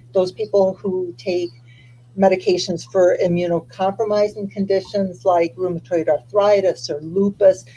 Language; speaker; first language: English; early bilingual, other home language; Spanish